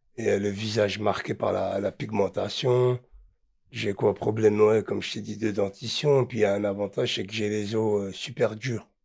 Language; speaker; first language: French; native; French